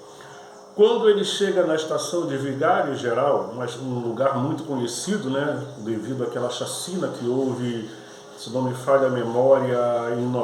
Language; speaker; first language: Portuguese; native; Portuguese